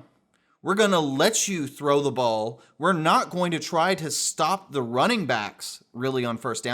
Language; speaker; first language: English; native; English